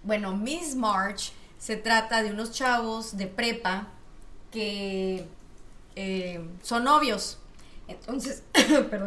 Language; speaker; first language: Spanish; native; Spanish